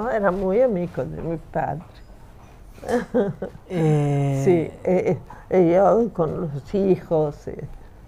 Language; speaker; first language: Spanish; non-native, fluent; Italian